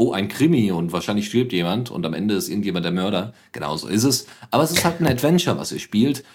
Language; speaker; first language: German; native; German